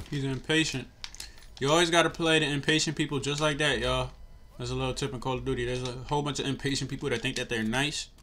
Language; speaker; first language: English; native; English